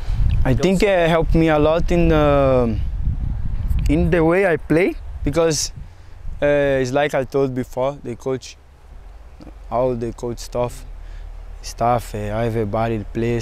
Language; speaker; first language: English; non-native, fluent; Portuguese